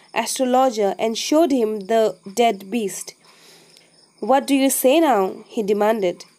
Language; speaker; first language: English; non-native, local second language; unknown